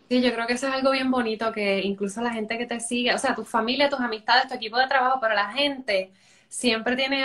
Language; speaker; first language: Spanish; native; Spanish